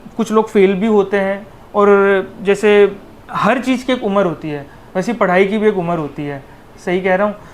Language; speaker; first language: Hindi; native; Hindi